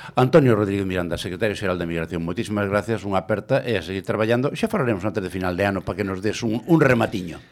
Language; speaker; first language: Galician; native; Galician